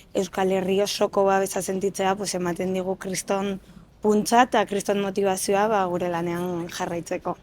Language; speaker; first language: Basque; non-native, local second language; Spanish